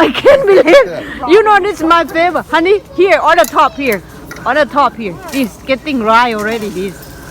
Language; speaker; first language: English; non-native, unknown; Thai